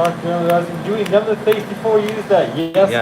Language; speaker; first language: English; native; English